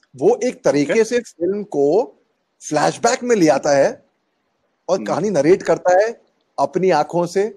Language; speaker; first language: Hindi; native; Hindi